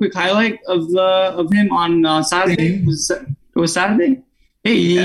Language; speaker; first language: English; non-native, fluent; Italian